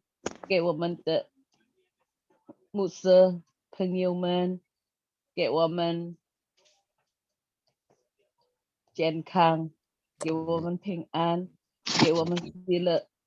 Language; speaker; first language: Chinese; non-native, learner; Indonesian